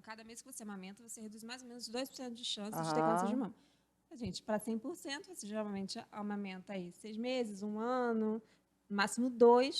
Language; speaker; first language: Portuguese; native; Portuguese